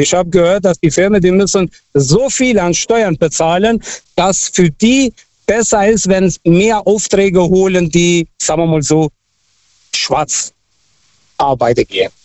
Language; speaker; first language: German; non-native, fluent; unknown